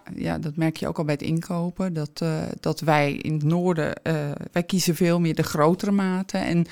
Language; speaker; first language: Dutch; native; Dutch